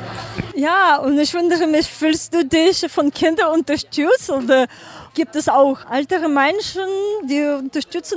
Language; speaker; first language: German; non-native, learner; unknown